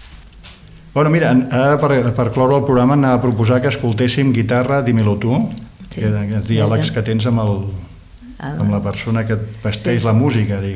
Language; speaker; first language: Catalan; native; Catalan